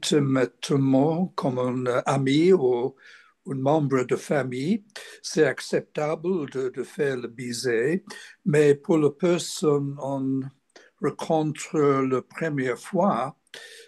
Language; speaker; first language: French; non-native, learner; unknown